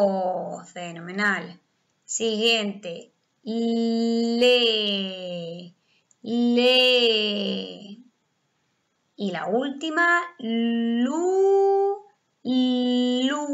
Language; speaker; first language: Spanish; native; Spanish